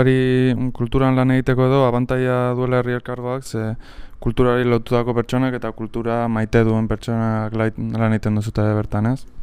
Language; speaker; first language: Basque; native; Basque